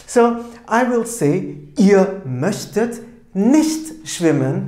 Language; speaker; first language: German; non-native, fluent; Turkish